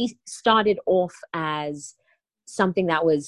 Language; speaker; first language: English; non-native, local second language; Tswana